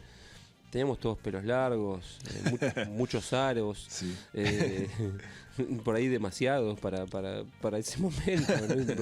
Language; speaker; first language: Spanish; native; Spanish